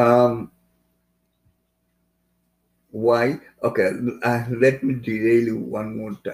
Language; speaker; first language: English; non-native, local second language; Bangla